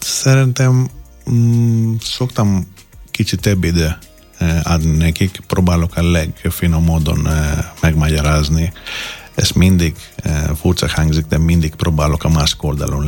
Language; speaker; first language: Hungarian; non-native, learner; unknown